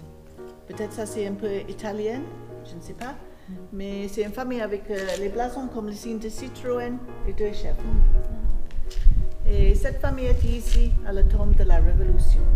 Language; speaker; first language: French; non-native, fluent; English